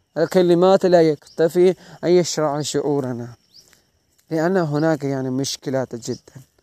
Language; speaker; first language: Arabic; non-native, learner; Malayalam